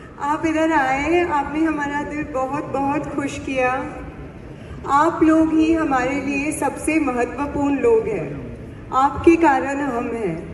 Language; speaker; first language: Hindi; non-native, local second language; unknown